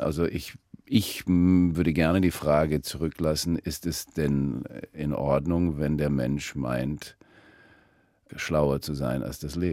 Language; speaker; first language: German; early bilingual, heritage; German